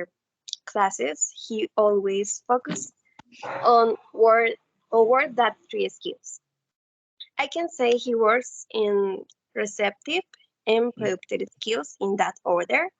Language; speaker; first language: English; non-native, learner; Spanish